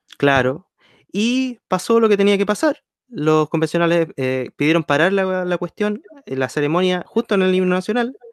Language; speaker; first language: Spanish; native; Spanish